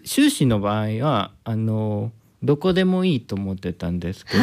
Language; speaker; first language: Japanese; non-native, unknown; Spanish